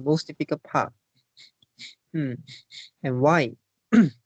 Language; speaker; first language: English; non-native, fluent; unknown